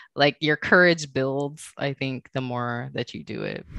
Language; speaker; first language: English; native; English